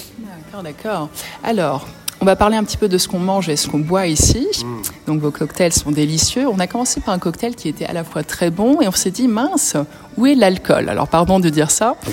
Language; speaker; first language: French; native; French